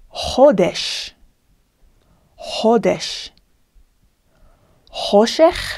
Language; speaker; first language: Hebrew; non-native, fluent; English